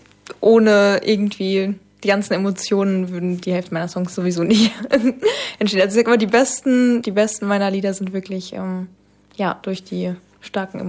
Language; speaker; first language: German; native; German